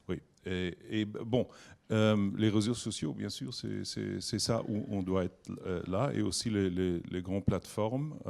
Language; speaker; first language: French; non-native, learner; German